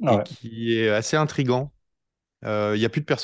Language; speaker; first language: French; native; French